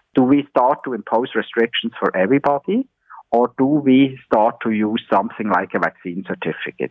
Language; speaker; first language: English; non-native, fluent; German